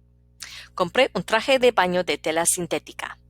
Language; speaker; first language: Spanish; non-native, fluent; English